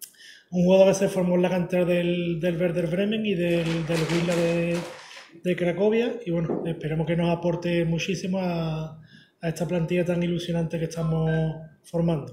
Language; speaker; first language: Spanish; native; Spanish